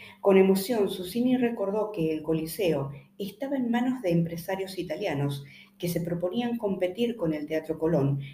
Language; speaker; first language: Spanish; native; Spanish